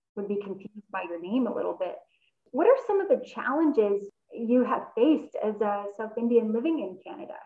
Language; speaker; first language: English; native; English